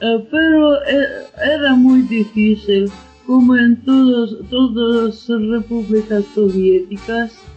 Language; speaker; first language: Spanish; non-native, learner; Ukrainian